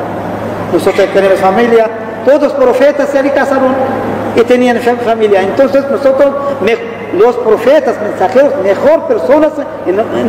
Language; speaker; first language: Spanish; non-native, learner; Arabic